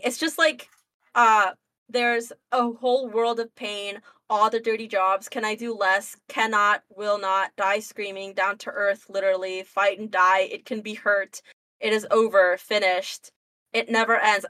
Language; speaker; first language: English; early bilingual, other home language; Spanish